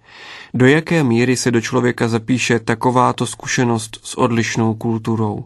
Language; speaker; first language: Czech; native; Czech